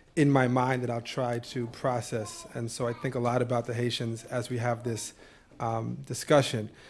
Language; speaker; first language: English; native; English